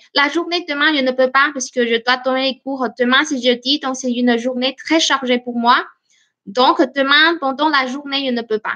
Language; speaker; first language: French; non-native, fluent; Chinese